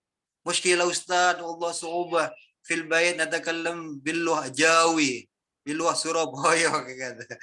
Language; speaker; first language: Arabic; non-native, fluent; Madurese